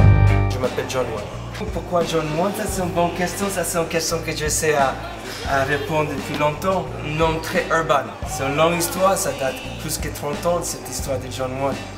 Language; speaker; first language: French; non-native, fluent; English